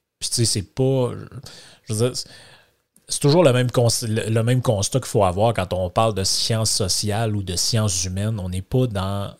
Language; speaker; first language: French; native; French